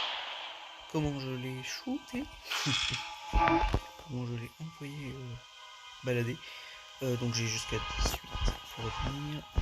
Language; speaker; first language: French; native; French